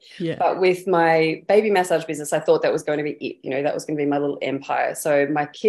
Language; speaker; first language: English; native; English